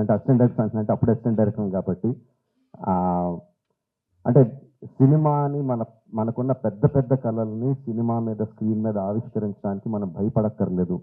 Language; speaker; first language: Telugu; native; Telugu